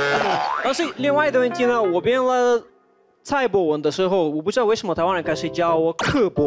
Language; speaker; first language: Chinese; non-native, fluent; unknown